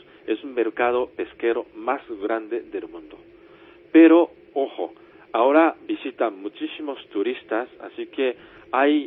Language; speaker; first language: Spanish; non-native, fluent; Japanese